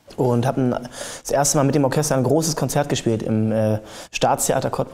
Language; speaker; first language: German; native; German